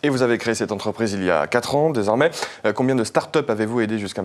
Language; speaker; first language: French; native; French